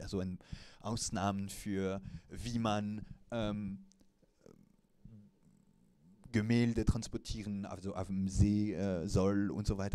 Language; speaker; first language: German; non-native, fluent; French